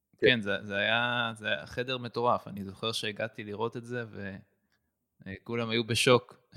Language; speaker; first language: Hebrew; native; Hebrew